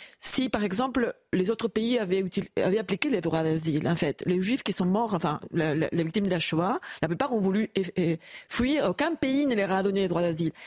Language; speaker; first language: French; non-native, fluent; Spanish